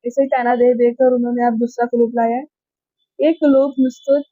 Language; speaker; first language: Hindi; non-native, local second language; Marathi